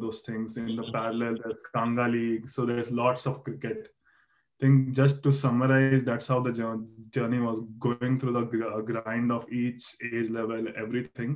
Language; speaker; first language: English; non-native, local second language; Marathi